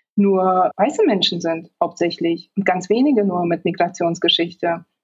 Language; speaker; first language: German; early bilingual, other home language; Polish